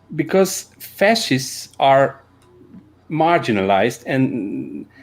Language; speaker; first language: English; non-native, fluent; Slovenian